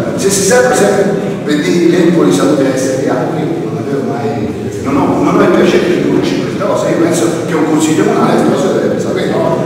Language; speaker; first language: Italian; native; Italian